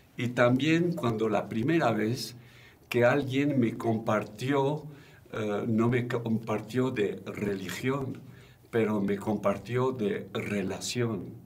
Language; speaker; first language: Spanish; non-native, fluent; French